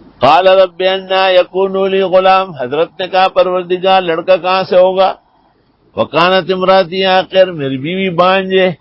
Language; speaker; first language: Urdu; non-native, local second language; Pashto